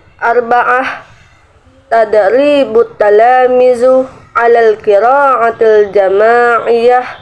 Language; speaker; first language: Arabic; non-native, learner; Indonesian